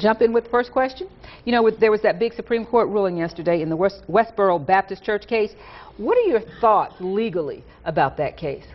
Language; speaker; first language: English; native; English